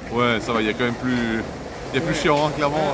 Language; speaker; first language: French; native; French